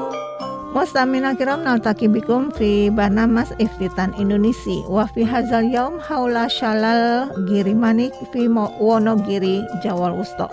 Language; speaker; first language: Arabic; non-native, fluent; Indonesian